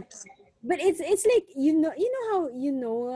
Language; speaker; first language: English; non-native, local second language; Filipino